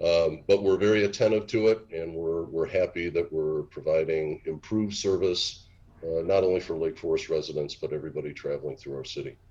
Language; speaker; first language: English; native; English